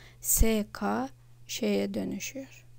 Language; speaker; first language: Turkish; non-native, fluent; Russian